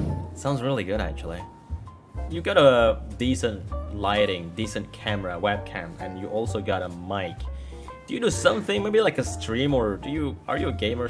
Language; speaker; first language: English; non-native, fluent; Indonesian